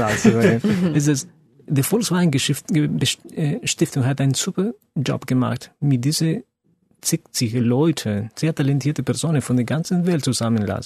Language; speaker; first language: German; non-native, fluent; Spanish